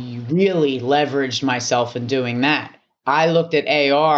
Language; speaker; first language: English; native; English